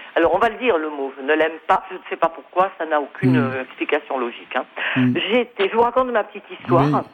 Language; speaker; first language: French; native; French